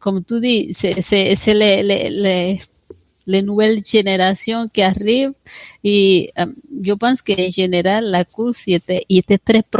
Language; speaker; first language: French; non-native, fluent; Spanish